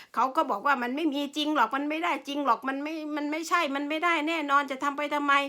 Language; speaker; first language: Thai; non-native, local second language; Northeastern Thai